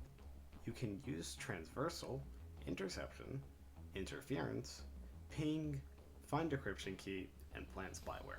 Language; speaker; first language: English; native; English